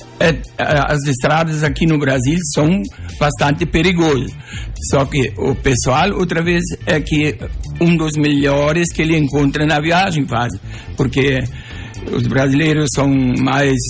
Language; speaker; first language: Portuguese; non-native, local second language; German